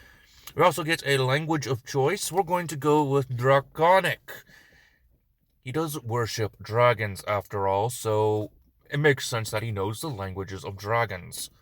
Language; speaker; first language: English; native; English